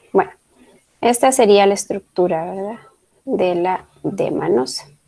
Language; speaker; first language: Spanish; native; Spanish